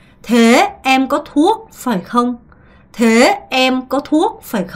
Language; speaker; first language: Vietnamese; non-native, fluent; Korean